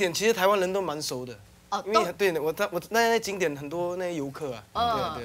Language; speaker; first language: Chinese; native; Chinese